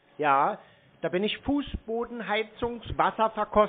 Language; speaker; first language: German; native; German